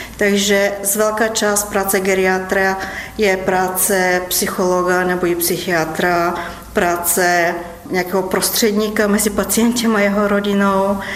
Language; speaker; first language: Czech; non-native, fluent; Bulgarian